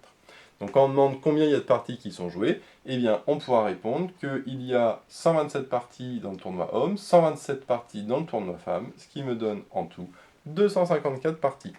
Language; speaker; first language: French; native; French